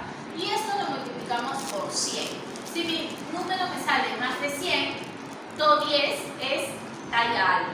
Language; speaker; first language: Spanish; native; Spanish